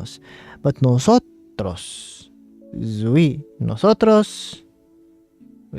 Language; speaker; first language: Spanish; non-native, learner; English